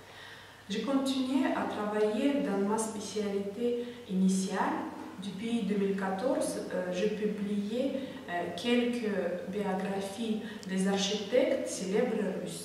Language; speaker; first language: French; non-native, fluent; Russian